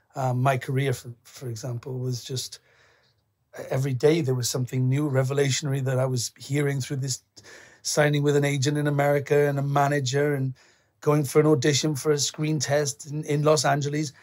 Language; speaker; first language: English; native; English